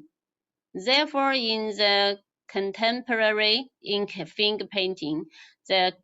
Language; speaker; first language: English; non-native, learner; Chinese